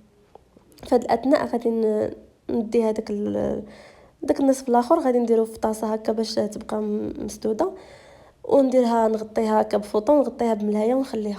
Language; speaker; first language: Arabic; native; Arabic